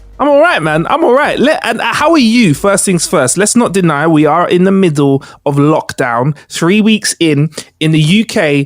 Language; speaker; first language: English; native; English